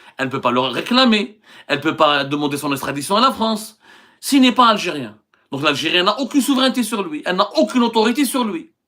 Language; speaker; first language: French; non-native, local second language; Arabic